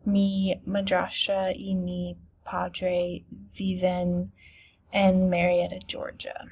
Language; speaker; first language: Spanish; non-native, learner; English